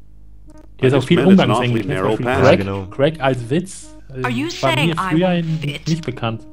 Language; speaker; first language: German; native; German